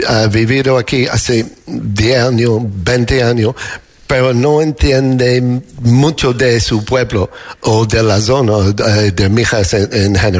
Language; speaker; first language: Spanish; non-native, learner; English